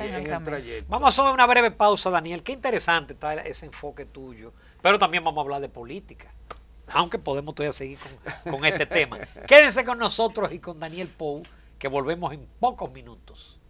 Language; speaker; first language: Spanish; native; Spanish